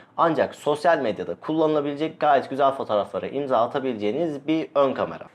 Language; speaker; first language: Turkish; native; Turkish